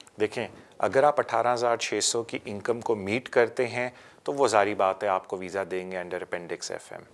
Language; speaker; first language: Urdu; native; Urdu